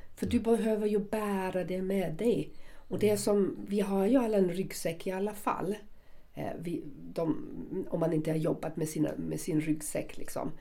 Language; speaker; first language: Swedish; non-native, fluent; German